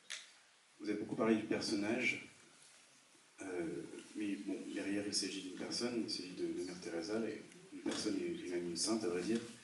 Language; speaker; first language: French; native; French